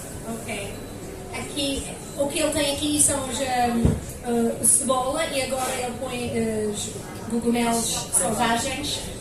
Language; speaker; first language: Portuguese; non-native, fluent; English